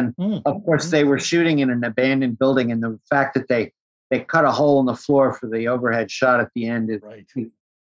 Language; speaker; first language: English; native; English